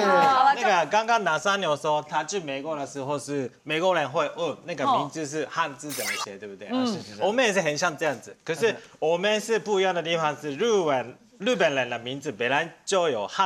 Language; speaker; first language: Chinese; non-native, learner; Japanese